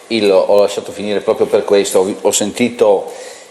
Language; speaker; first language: Italian; native; Italian